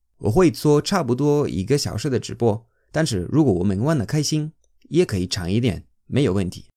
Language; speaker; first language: Chinese; non-native, fluent; Spanish